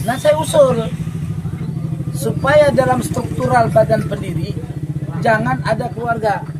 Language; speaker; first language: Indonesian; native; Indonesian